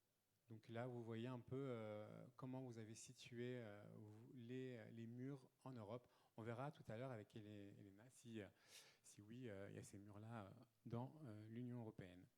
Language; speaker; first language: French; native; French